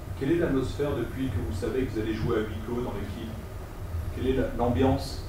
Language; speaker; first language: French; native; French